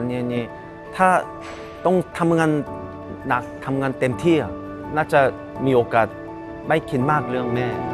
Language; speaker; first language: Thai; non-native, fluent; Korean